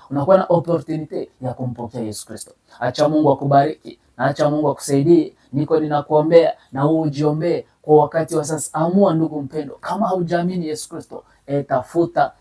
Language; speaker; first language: Swahili; native; Swahili